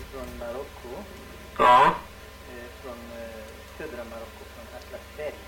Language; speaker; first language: Swedish; non-native, fluent; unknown